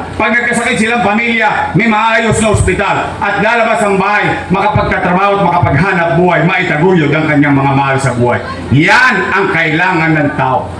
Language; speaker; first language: Filipino; native; Filipino